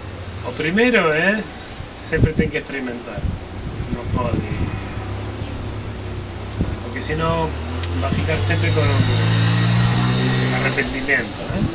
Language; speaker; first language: Portuguese; non-native, fluent; Spanish